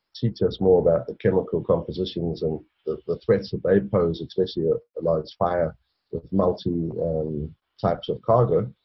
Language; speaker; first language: English; native; English